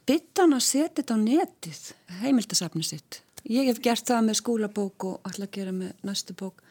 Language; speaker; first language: Icelandic; native; Icelandic